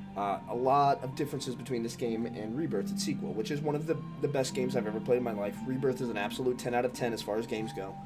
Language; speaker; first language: English; native; English